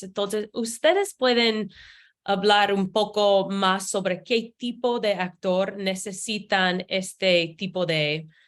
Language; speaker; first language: Spanish; non-native, fluent; English